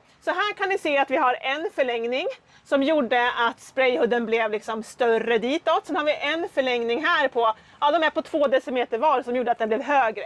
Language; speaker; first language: Swedish; native; Swedish